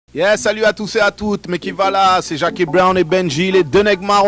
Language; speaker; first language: French; native; French